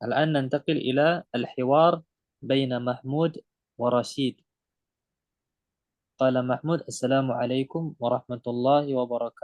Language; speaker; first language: Arabic; non-native, fluent; Indonesian